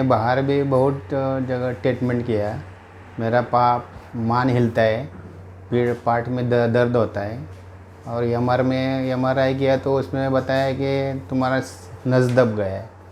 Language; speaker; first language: Hindi; non-native, local second language; Marathi